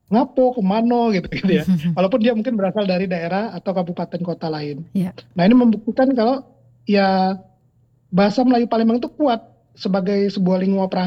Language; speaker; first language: Indonesian; non-native, local second language; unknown